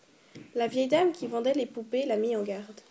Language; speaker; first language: French; native; French